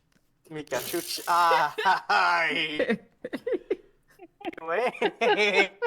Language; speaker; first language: Spanish; non-native, learner; English